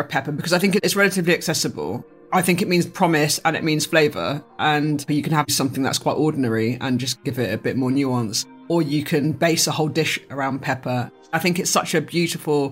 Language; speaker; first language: English; native; English